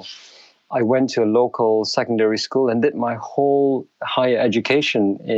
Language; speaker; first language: English; native; English